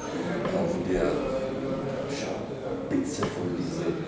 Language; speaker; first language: German; non-native, learner; Czech